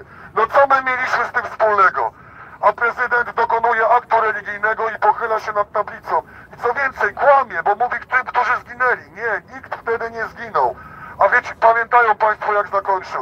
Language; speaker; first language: Polish; native; Polish